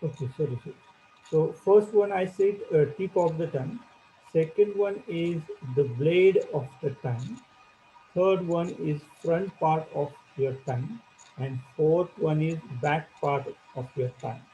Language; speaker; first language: English; non-native, local second language; Marathi